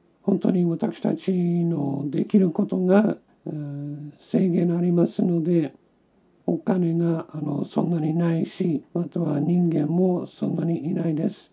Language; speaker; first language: Japanese; non-native, learner; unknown